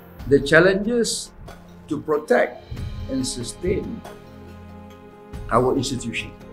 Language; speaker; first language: English; non-native, local second language; Malay